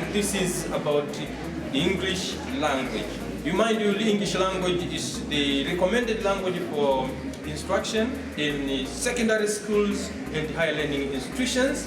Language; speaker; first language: English; non-native, local second language; Swahili